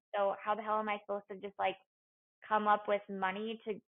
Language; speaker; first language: English; native; English